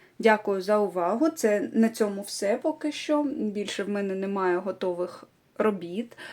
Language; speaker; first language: Ukrainian; non-native, local second language; Russian